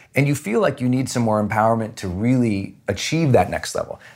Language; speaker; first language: English; native; English